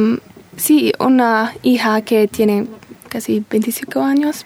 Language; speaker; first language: Spanish; non-native, learner; English